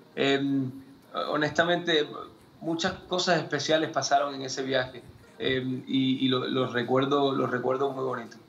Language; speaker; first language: Spanish; early bilingual, heritage; Spanish